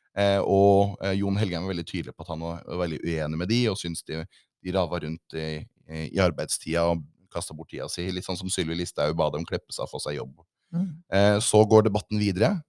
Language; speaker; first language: Norwegian; native; Norwegian